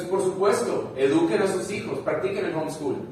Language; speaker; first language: Spanish; native; Spanish